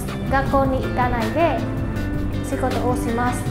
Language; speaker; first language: Japanese; non-native, learner; Khmer